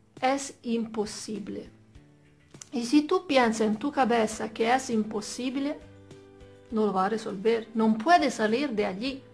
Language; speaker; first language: Spanish; non-native, fluent; Italian